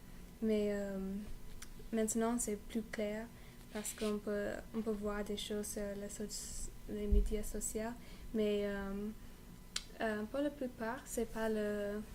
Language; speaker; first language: French; non-native, learner; English